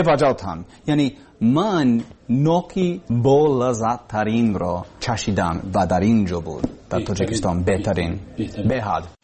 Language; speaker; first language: Persian; non-native, learner; English